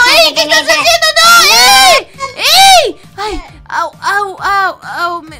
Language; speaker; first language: Spanish; native; Spanish